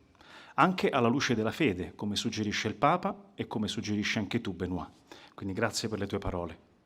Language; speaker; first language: Italian; native; Italian